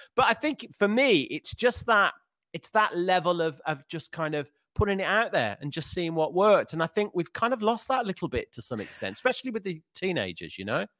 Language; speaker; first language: English; native; English